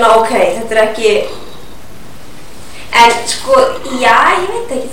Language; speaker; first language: Icelandic; native; Icelandic